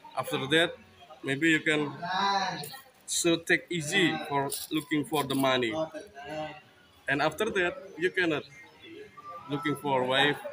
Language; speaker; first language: English; non-native, learner; Indonesian